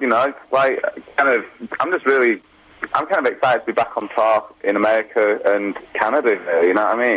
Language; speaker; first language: English; native; English